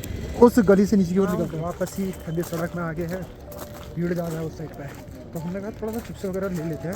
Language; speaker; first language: Hindi; native; Hindi